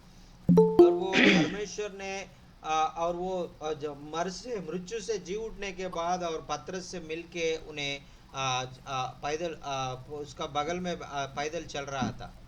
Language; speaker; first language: Hindi; non-native, local second language; Telugu